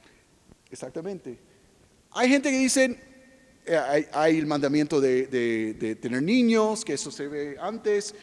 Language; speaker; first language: Spanish; non-native, fluent; English